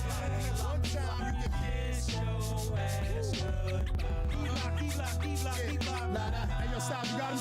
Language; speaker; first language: English; native; English